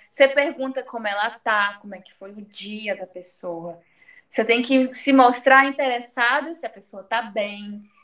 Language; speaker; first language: Portuguese; native; Portuguese